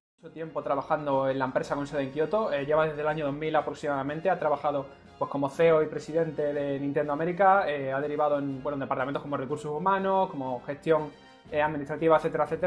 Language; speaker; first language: Spanish; native; Spanish